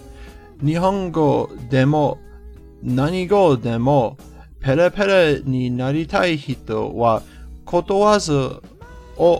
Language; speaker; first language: Japanese; non-native, learner; English